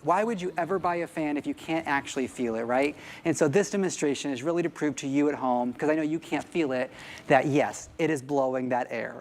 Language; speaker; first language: English; native; English